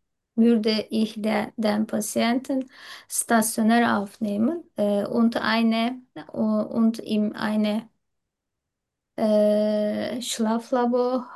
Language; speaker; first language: German; non-native, learner; Turkish